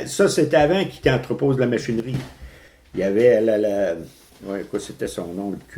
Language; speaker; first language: French; native; French